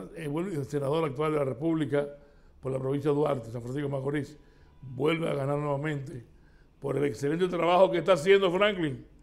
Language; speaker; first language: Spanish; native; Spanish